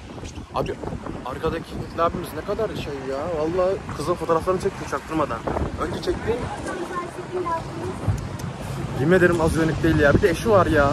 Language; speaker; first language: Turkish; native; Turkish